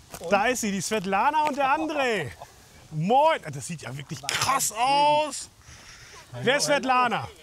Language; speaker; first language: German; native; German